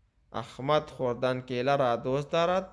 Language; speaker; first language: Persian; non-native, local second language; Pashto